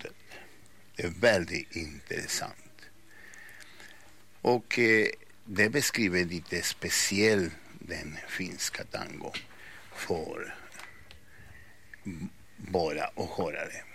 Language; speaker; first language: Swedish; non-native, fluent; Spanish